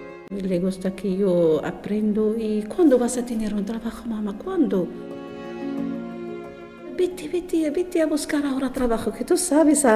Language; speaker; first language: Spanish; non-native, fluent; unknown